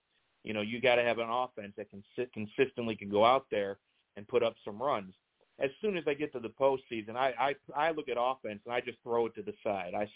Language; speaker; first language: English; native; English